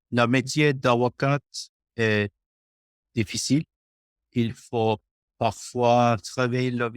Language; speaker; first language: French; non-native, learner; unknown